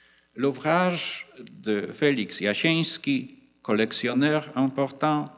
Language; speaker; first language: French; non-native, fluent; Polish